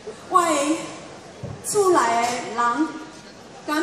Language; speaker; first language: Chinese; non-native, local second language; Min Nan Chinese